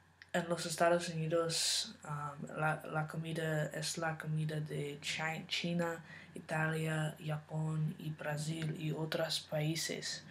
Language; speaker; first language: Spanish; non-native, learner; English